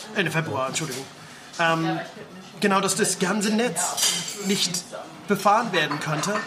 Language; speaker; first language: German; non-native, fluent; English